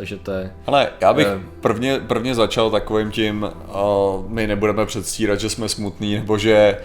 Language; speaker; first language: Czech; native; Czech